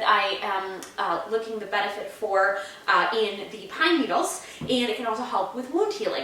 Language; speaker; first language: English; native; English